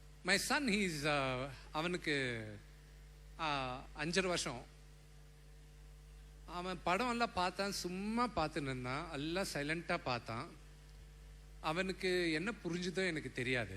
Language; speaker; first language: Tamil; non-native, local second language; Telugu